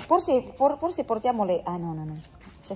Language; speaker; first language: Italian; non-native, learner; Filipino